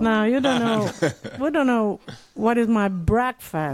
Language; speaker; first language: English; non-native, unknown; Portuguese